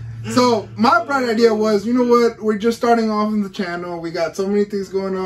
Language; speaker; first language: English; early bilingual, other home language; Spanish